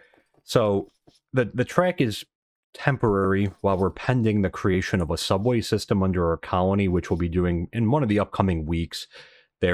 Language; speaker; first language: English; native; English